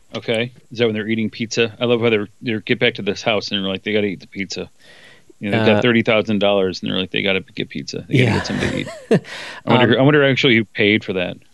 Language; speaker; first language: English; native; English